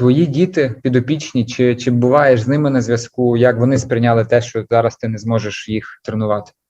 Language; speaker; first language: Ukrainian; native; Ukrainian